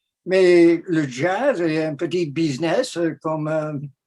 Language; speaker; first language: French; non-native, fluent; English